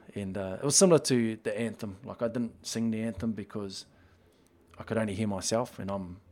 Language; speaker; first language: English; native; English